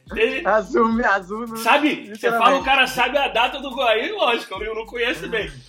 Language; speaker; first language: Portuguese; early bilingual, heritage; English